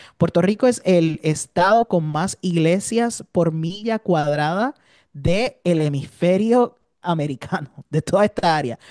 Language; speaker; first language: Spanish; native; Spanish